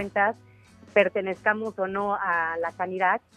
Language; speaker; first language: Spanish; native; Spanish